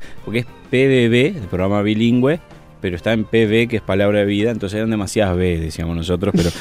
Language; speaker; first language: Spanish; native; Spanish